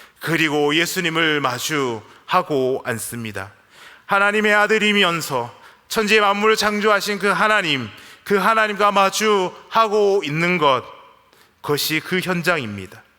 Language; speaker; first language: Korean; native; Korean